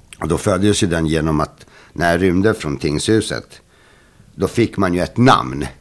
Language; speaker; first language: Swedish; early bilingual, other home language; Bosnian